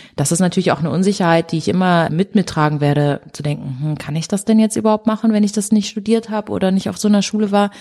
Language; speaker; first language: German; early bilingual, other home language; Portuguese